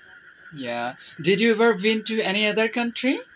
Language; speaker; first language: English; non-native, learner; Bangla